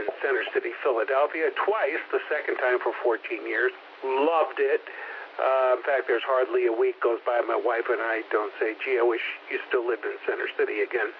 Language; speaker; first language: English; native; English